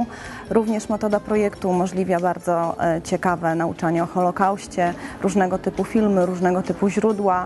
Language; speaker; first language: Polish; native; Polish